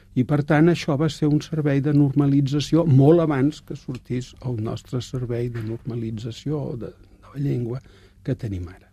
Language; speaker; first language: Catalan; native; Catalan